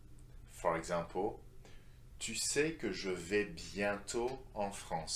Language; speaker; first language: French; non-native, fluent; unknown